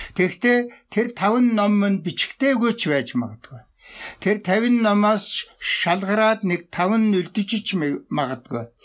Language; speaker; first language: Mongolian; non-native, local second language; Tuvinian